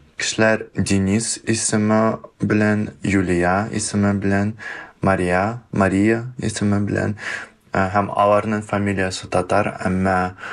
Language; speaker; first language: Tatar; early bilingual, heritage; Tatar